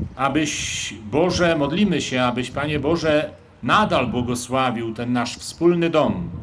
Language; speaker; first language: Polish; native; Polish